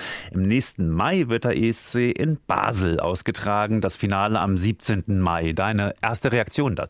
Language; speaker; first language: German; native; German